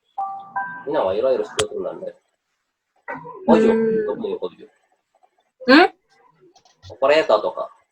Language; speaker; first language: Japanese; non-native, learner; Indonesian